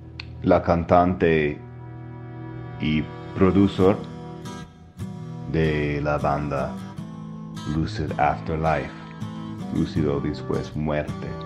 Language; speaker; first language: Spanish; non-native, learner; English